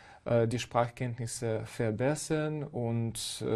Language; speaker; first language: German; non-native, fluent; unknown